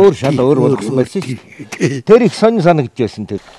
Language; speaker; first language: Mongolian; native; Mongolian